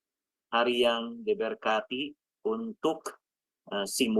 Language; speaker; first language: Indonesian; non-native, learner; Filipino